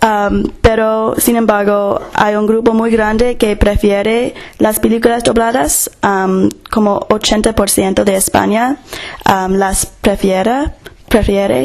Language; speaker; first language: Spanish; non-native, fluent; English